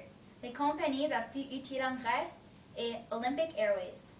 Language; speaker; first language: French; non-native, learner; English